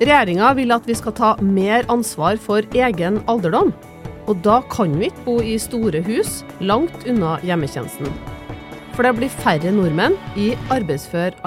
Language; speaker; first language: Norwegian; native; Norwegian